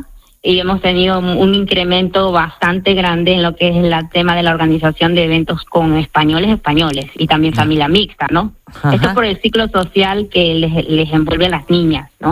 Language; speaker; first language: Spanish; native; Spanish